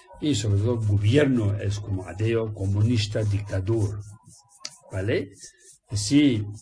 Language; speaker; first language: Spanish; non-native, learner; Tibetan